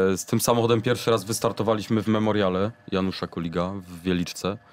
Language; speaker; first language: Polish; native; Polish